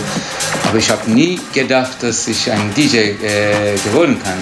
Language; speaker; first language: German; non-native, learner; Turkish